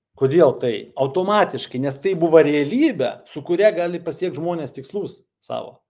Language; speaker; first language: Lithuanian; non-native, local second language; Russian